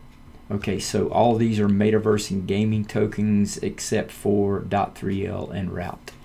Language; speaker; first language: English; native; English